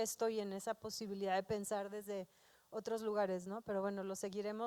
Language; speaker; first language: Spanish; native; Spanish